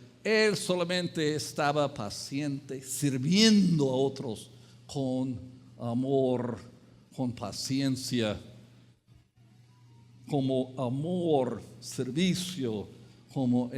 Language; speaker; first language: Spanish; non-native, fluent; English